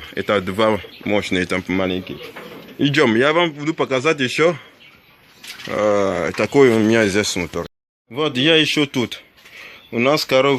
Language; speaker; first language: Russian; non-native, learner; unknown